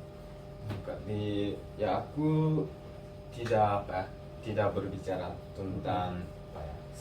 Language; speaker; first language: Indonesian; non-native, learner; Japanese